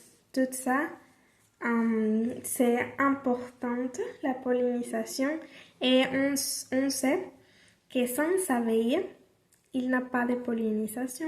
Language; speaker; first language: French; non-native, learner; Spanish